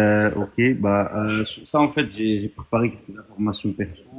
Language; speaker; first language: French; non-native, fluent; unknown